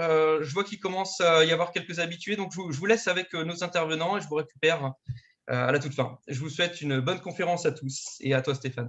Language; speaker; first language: French; native; French